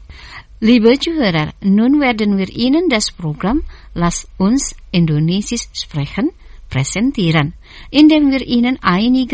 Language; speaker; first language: German; non-native, fluent; Indonesian